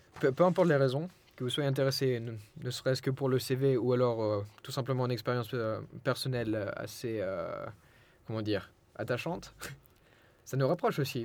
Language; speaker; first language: French; non-native, fluent; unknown